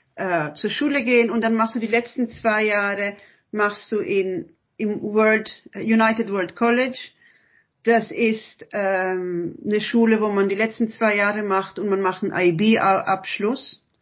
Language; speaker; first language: German; early bilingual, other home language; Italian